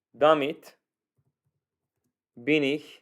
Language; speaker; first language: German; non-native, fluent; Turkish